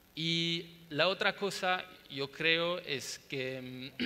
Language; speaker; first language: Spanish; non-native, fluent; French